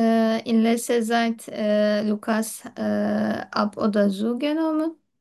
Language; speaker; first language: German; non-native, learner; Turkish